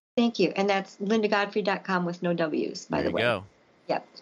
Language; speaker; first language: English; native; English